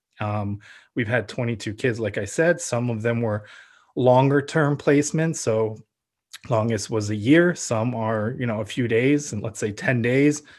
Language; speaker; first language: English; early bilingual, other home language; Ukrainian